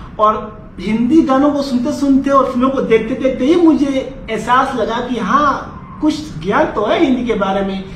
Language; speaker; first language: Hindi; non-native, fluent; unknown